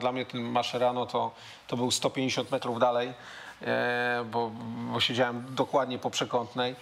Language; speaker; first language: Polish; native; Polish